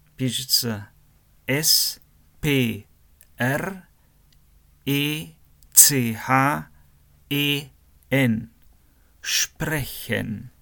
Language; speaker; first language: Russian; non-native, learner; German